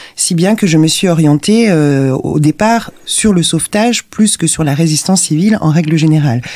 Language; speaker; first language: French; native; French